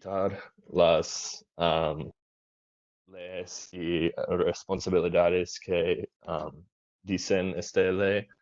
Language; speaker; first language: Spanish; non-native, learner; English